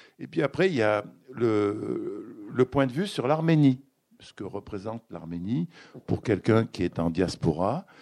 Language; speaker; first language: French; native; French